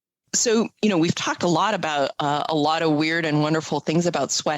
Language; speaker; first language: English; native; English